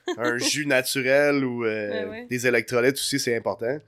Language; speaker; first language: French; native; French